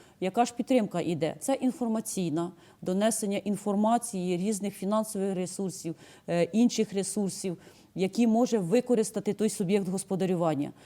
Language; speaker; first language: Ukrainian; native; Ukrainian